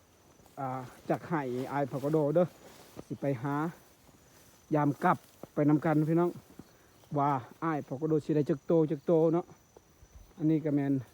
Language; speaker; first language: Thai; non-native, local second language; Northeastern Thai